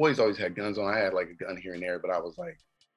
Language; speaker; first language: English; native; English